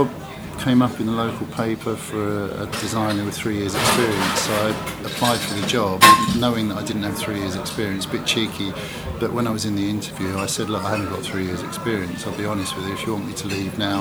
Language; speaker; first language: English; native; English